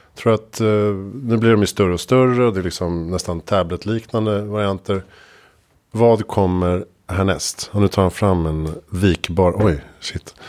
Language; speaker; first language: Swedish; native; Swedish